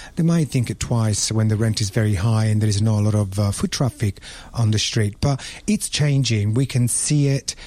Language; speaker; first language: English; non-native, fluent; Italian